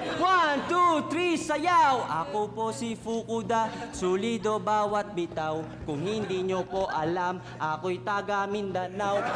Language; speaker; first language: Filipino; native; Filipino